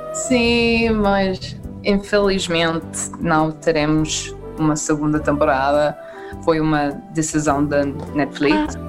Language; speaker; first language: Portuguese; early bilingual, heritage; Portuguese